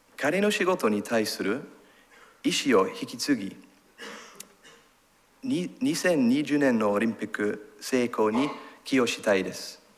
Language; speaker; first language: Japanese; non-native, learner; English